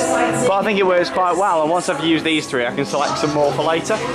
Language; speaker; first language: English; native; English